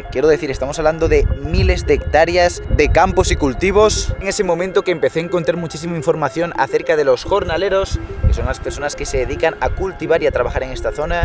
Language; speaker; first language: Spanish; native; Spanish